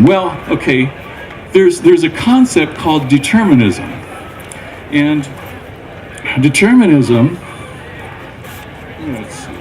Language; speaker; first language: English; native; English